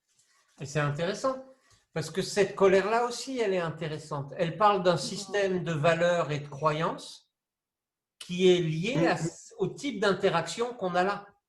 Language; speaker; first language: French; native; French